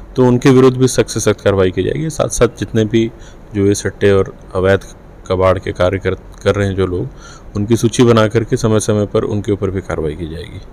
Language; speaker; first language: Hindi; native; Hindi